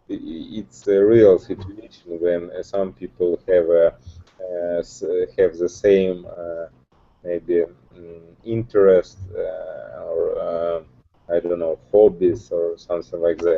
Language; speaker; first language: English; non-native, learner; Russian